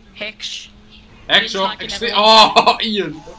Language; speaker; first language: English; non-native, fluent; Dutch